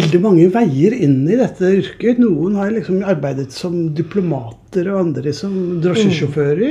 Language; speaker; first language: Norwegian; native; Norwegian